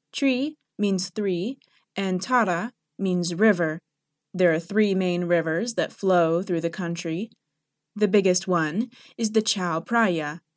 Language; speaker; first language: English; non-native, fluent; Thai